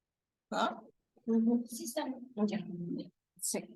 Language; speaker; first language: Spanish; native; Spanish